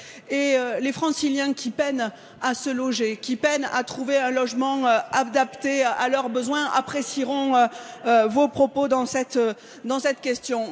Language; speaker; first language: French; native; French